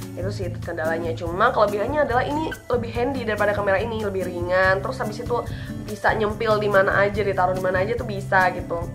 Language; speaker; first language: Indonesian; non-native, local second language; Minangkabau